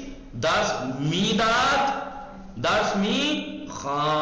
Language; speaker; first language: Persian; non-native, fluent; Urdu